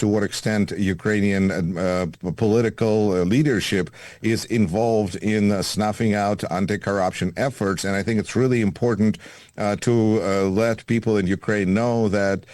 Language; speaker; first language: English; non-native, fluent; Russian